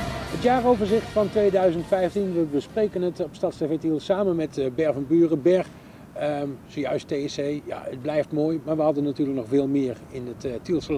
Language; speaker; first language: Dutch; native; Dutch